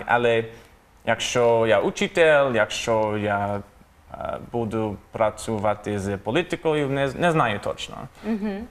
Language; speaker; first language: Ukrainian; non-native, learner; English